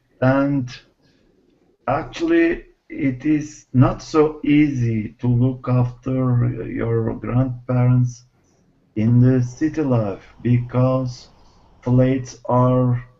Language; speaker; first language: English; non-native, learner; Turkish